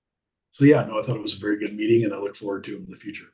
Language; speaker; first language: English; native; English